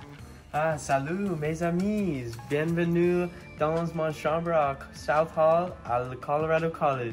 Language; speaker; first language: French; non-native, learner; English